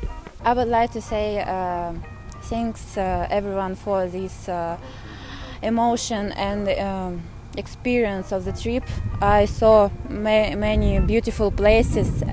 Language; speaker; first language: English; non-native, learner; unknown